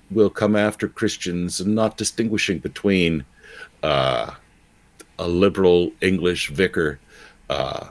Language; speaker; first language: English; native; English